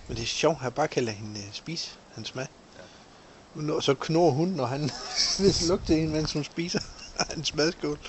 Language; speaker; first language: Danish; native; Danish